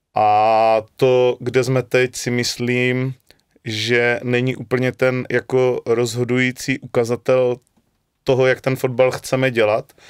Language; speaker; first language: Czech; native; Czech